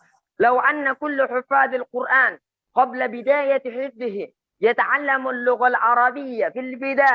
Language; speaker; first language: Arabic; non-native, fluent; Indonesian